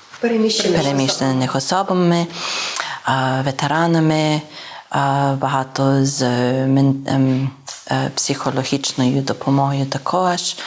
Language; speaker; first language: Ukrainian; early bilingual, heritage; Ukrainian